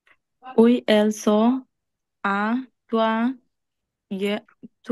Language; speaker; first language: French; non-native, learner; Bangla